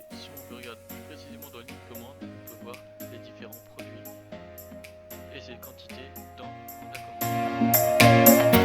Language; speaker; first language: French; native; French